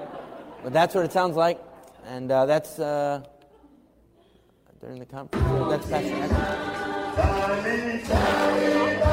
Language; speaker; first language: English; native; English